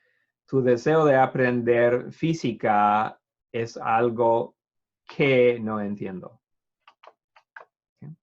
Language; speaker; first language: Spanish; non-native, fluent; English